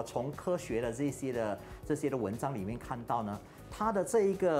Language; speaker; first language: Chinese; native; Chinese